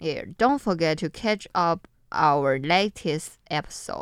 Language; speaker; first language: English; non-native, learner; Chinese